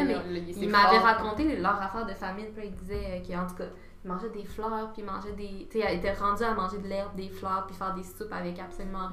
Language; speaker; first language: French; native; French